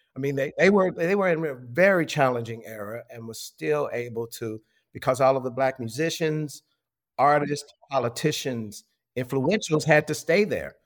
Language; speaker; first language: English; native; English